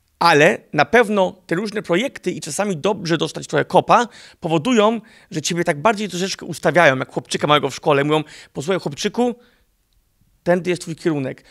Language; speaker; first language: Polish; early bilingual, heritage; Polish